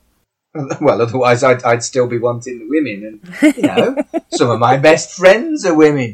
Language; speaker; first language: English; native; English